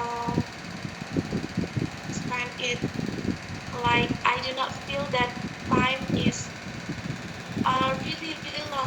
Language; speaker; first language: English; non-native, learner; Indonesian